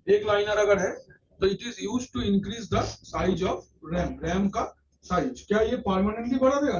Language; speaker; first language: Hindi; non-native, local second language; Bangla